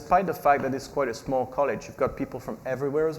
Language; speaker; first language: English; non-native, fluent; French